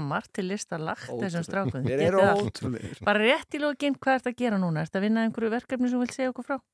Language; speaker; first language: Icelandic; native; Icelandic